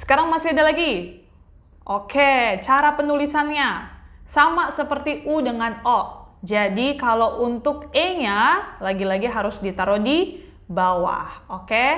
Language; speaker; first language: Indonesian; native; Indonesian